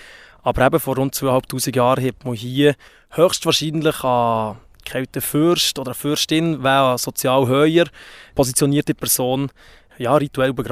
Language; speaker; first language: German; native; German